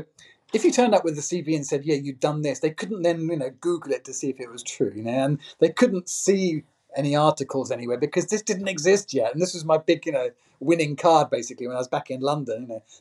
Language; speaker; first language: English; native; English